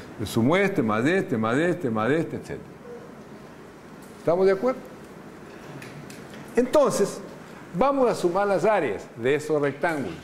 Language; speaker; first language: Spanish; native; Spanish